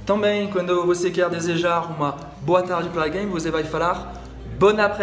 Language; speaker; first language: Portuguese; non-native, fluent; French